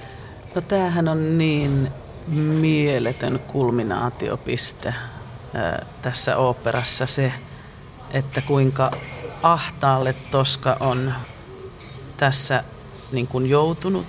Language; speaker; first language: Finnish; native; Finnish